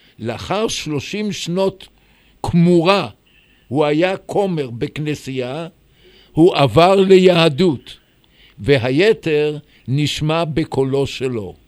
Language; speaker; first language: Hebrew; native; Hebrew